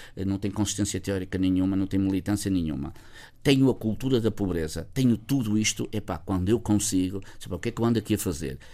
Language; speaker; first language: Portuguese; native; Portuguese